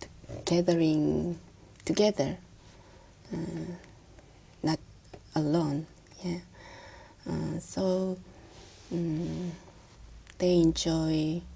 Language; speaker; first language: English; non-native, learner; Korean